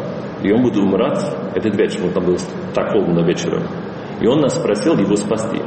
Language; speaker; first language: Russian; non-native, fluent; English